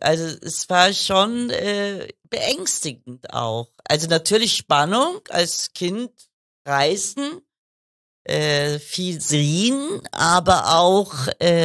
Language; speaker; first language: German; early bilingual, other home language; Kurdish